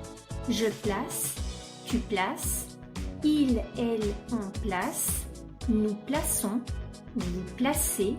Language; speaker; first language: French; non-native, fluent; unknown